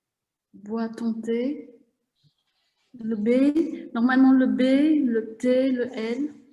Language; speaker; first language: French; non-native, fluent; Vietnamese